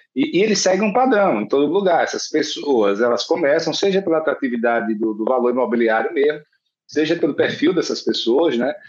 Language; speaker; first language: Portuguese; native; Portuguese